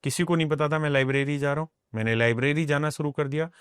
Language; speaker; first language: Hindi; non-native, local second language; Punjabi